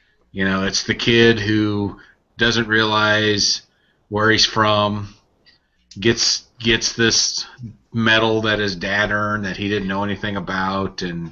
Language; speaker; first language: English; native; English